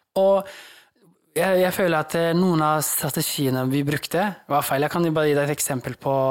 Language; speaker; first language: Norwegian; early bilingual, other home language; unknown